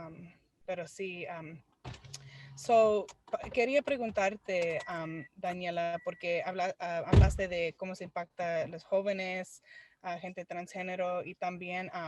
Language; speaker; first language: Spanish; early bilingual, heritage; Spanish